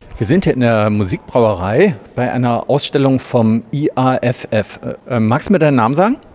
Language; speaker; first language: German; native; German